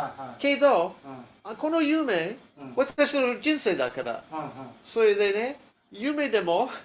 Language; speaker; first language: Japanese; non-native, learner; English